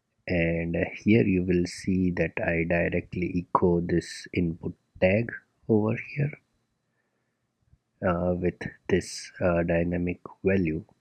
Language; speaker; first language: English; non-native, local second language; Gujarati